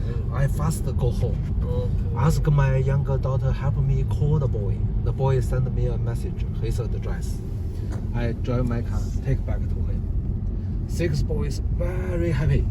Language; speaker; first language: English; non-native, learner; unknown